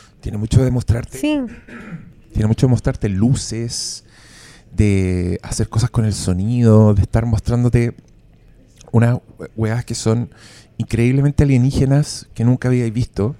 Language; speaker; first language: Spanish; native; Spanish